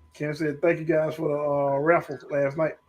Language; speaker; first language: English; native; English